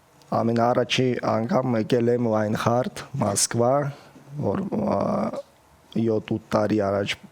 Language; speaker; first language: Armenian; early bilingual, heritage; Russian